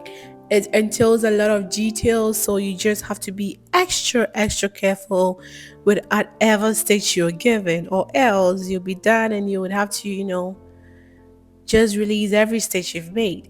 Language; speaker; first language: English; non-native, local second language; Akan